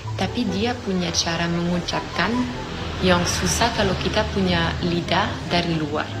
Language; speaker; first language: Indonesian; non-native, fluent; French